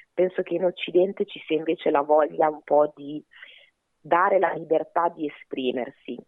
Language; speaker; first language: Italian; early bilingual, other home language; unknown